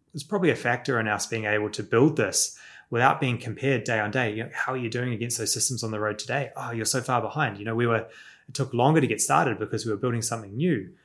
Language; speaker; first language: English; native; English